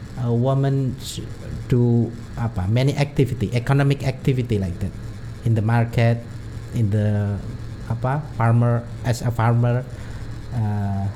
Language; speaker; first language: English; non-native, learner; Indonesian